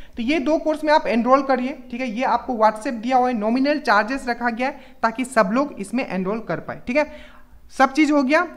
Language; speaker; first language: Hindi; native; Hindi